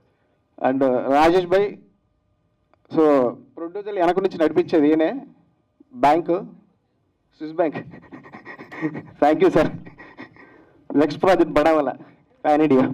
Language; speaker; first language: Telugu; native; Telugu